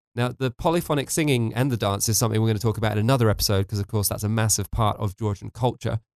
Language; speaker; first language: English; native; English